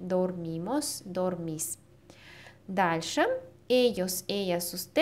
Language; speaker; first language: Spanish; non-native, fluent; Russian